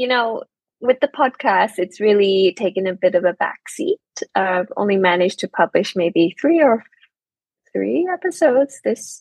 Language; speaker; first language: English; non-native, local second language; Cantonese